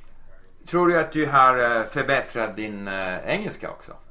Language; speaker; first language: Swedish; non-native, fluent; English